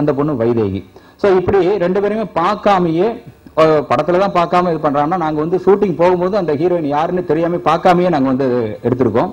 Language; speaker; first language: Tamil; native; Tamil